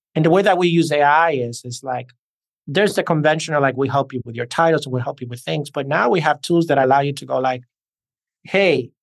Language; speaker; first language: English; early bilingual, other home language; Spanish